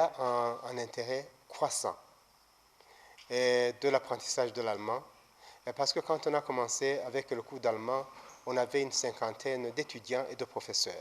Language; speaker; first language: French; non-native, local second language; Rundi